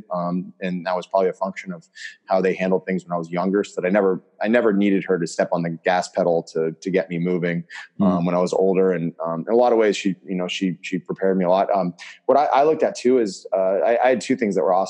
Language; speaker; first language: English; native; English